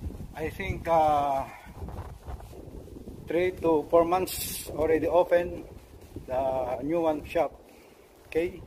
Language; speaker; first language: English; non-native, learner; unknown